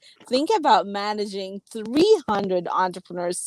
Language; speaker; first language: English; non-native, local second language; Cebuano